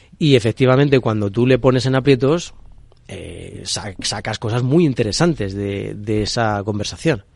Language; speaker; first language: Spanish; native; Spanish